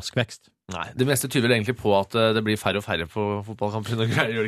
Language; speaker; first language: Norwegian; native; Norwegian